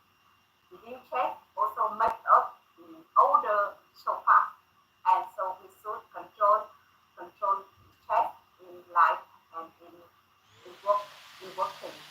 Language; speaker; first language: English; non-native, learner; Thai